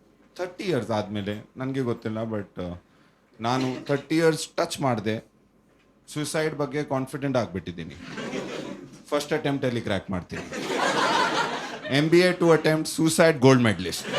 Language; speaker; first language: Kannada; non-native, learner; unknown